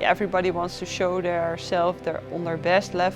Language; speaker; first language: English; non-native, fluent; Dutch